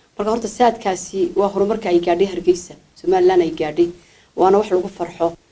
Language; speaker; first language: Somali; native; Somali